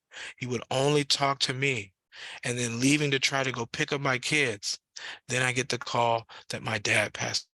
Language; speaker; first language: English; native; English